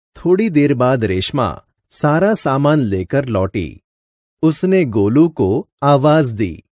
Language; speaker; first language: Hindi; non-native, local second language; Gujarati